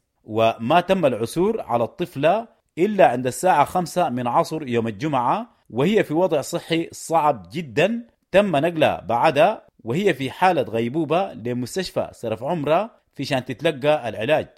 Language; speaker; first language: Arabic; native; Arabic